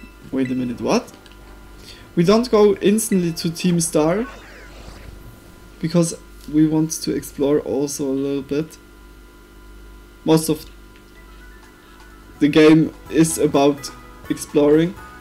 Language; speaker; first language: English; non-native, fluent; Swiss German